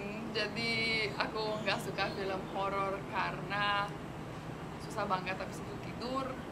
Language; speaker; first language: Indonesian; non-native, fluent; Russian